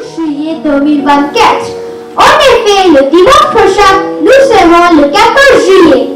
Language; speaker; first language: French; non-native, learner; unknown